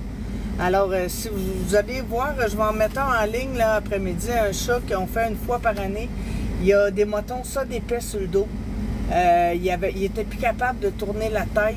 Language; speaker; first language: French; native; French